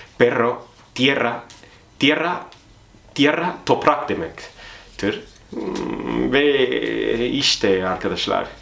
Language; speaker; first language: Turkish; non-native, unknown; Spanish